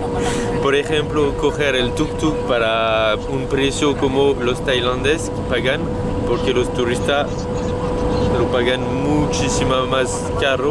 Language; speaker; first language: Spanish; non-native, fluent; French